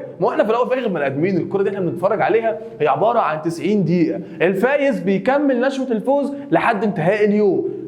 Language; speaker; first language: Arabic; native; Arabic